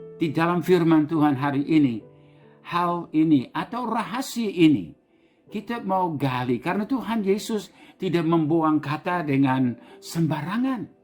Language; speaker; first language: Indonesian; non-native, fluent; English